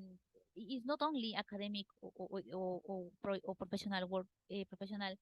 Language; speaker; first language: English; non-native, learner; Spanish